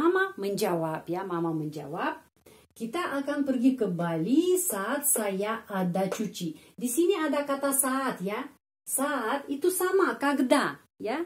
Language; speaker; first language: Indonesian; non-native, fluent; Russian